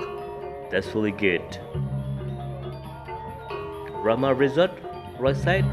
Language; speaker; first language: English; non-native, learner; Indonesian